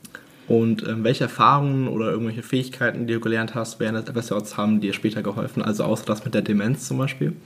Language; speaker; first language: German; native; German